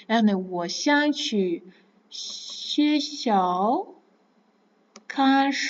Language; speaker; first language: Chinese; non-native, fluent; Kazakh